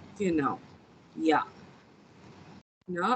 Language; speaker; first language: German; non-native, fluent; Marathi